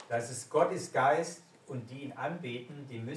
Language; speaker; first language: German; native; German